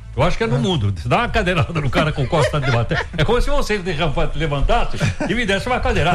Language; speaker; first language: Portuguese; native; Portuguese